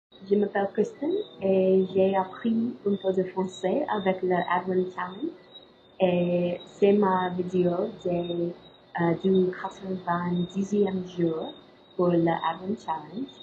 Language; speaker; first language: French; non-native, learner; English